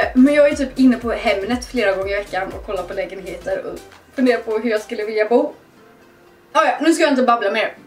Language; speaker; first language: Swedish; native; Swedish